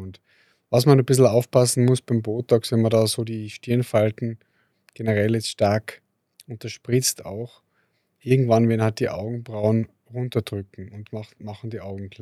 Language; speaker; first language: German; native; German